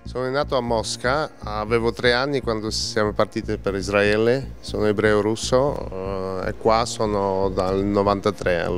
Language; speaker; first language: Italian; non-native, fluent; Russian